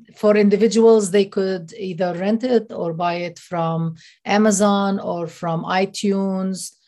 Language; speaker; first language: English; non-native, fluent; Arabic